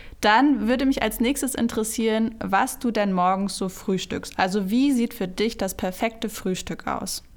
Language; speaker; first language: German; native; German